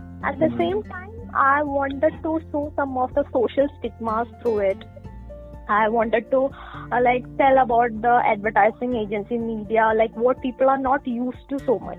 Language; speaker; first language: English; non-native, local second language; Malayalam